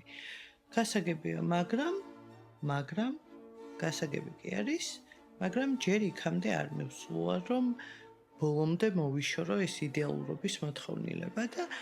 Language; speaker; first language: Georgian; native; Georgian